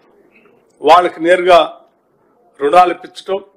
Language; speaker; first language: Telugu; native; Telugu